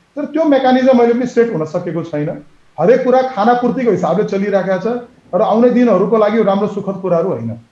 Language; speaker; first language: Nepali; native; Nepali